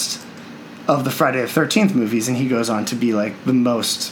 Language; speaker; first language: English; native; English